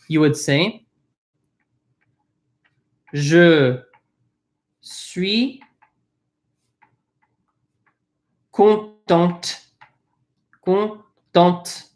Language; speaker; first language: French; non-native, fluent; English